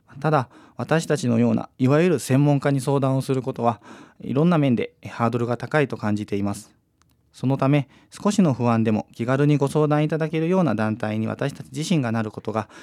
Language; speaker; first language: Japanese; native; Japanese